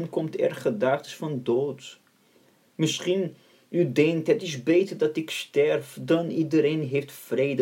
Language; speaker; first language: Dutch; non-native, fluent; Portuguese